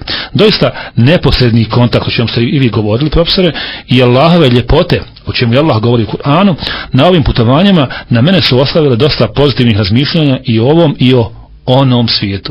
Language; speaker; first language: Serbian; native; Serbian